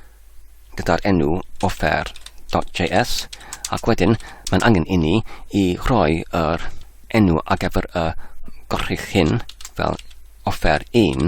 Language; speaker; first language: Welsh; non-native, learner; English